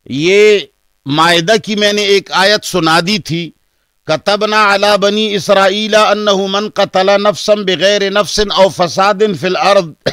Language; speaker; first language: Urdu; non-native, local second language; Pashto